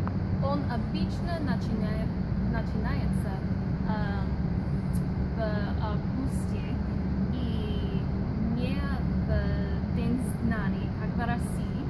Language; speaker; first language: Russian; non-native, fluent; English